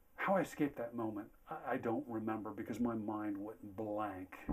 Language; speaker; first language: English; native; English